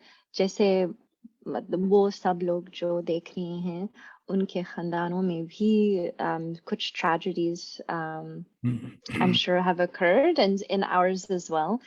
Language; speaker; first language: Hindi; non-native, fluent; English